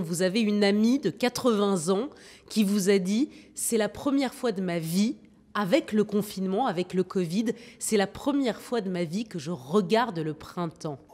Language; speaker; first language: French; native; French